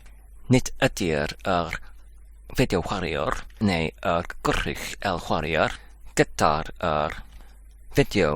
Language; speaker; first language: Welsh; non-native, learner; English